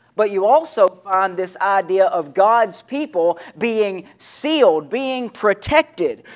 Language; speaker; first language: English; native; English